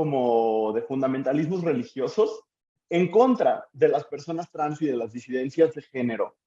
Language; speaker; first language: Spanish; native; Spanish